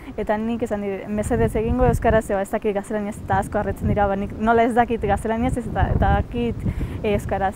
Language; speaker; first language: Basque; early bilingual, other home language; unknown